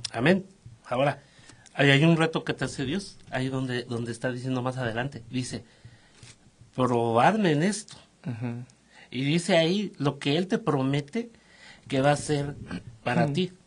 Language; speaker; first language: Spanish; native; Spanish